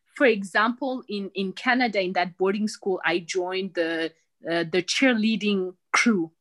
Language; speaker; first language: English; non-native, fluent; Rundi